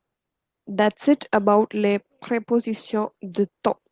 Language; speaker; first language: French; non-native, fluent; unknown